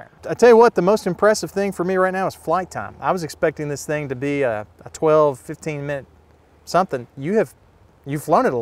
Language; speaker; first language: English; native; English